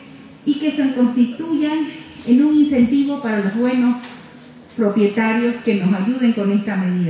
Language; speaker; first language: Spanish; native; Spanish